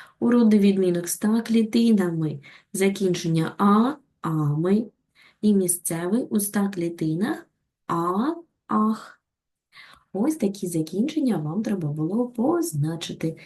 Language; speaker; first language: Ukrainian; native; Ukrainian